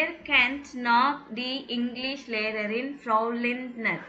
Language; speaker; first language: German; non-native, learner; Tamil